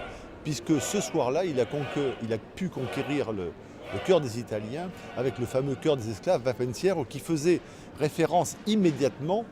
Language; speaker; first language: French; native; French